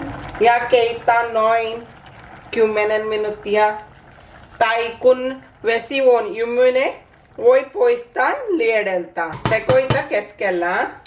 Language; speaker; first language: Finnish; non-native, learner; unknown